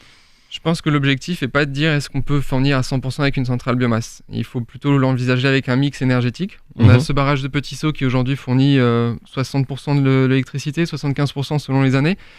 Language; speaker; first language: French; native; French